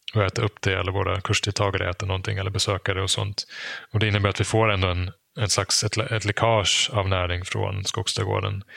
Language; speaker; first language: Swedish; non-native, fluent; German